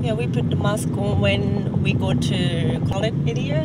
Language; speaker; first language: English; non-native, learner; Japanese